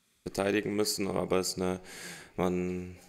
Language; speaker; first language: German; early bilingual, heritage; German